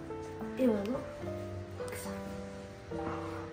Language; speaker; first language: Japanese; native; Japanese